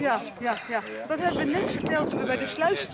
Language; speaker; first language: Dutch; native; Dutch